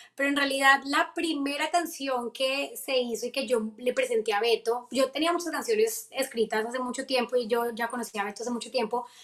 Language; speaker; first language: Spanish; native; Spanish